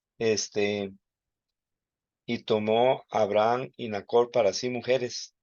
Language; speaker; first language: Spanish; native; Spanish